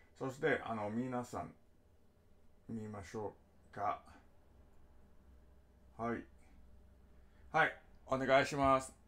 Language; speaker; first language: Japanese; non-native, learner; English